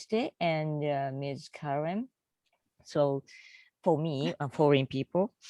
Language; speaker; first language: English; non-native, learner; Japanese